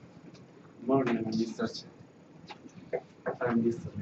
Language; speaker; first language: English; non-native, learner; Korean